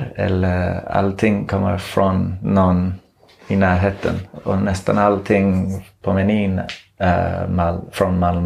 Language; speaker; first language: Swedish; non-native, fluent; English